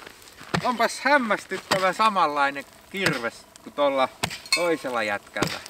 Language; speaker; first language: Finnish; native; Finnish